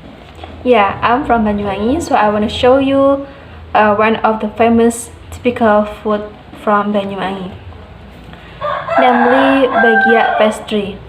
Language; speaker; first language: English; non-native, learner; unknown